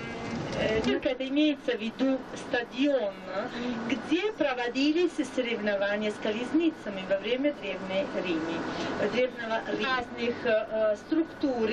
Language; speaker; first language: Russian; non-native, fluent; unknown